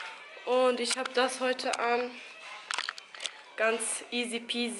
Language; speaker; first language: German; early bilingual, other home language; Albanian